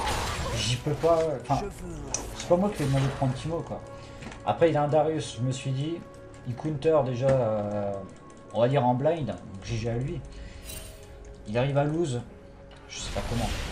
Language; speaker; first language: French; native; French